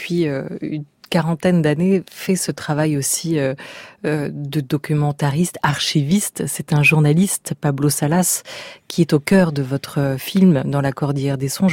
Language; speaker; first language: French; native; French